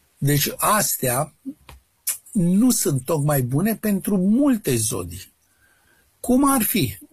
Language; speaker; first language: Romanian; native; Romanian